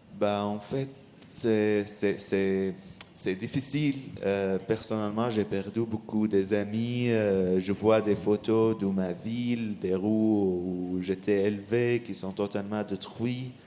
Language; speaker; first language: French; non-native, learner; Arabic